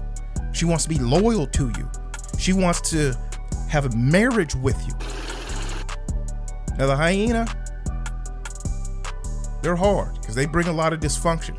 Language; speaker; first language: English; native; English